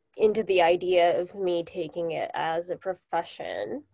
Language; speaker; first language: English; non-native, fluent; Japanese